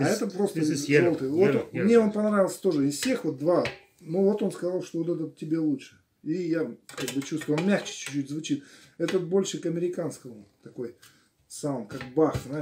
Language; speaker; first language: Russian; native; Russian